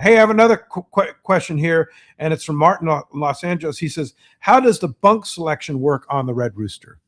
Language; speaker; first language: English; native; English